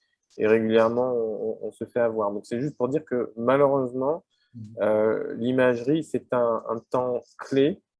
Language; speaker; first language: French; native; French